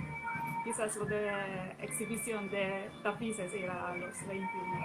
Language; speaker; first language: Spanish; non-native, fluent; Hungarian